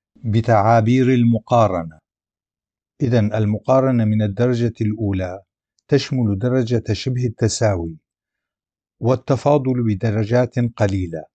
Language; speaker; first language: Arabic; non-native, local second language; Adyghe